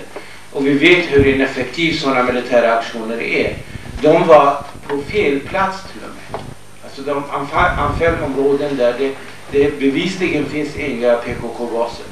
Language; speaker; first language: Swedish; non-native, fluent; Kurdish